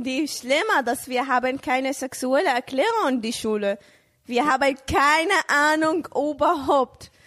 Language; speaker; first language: German; non-native, learner; Arabic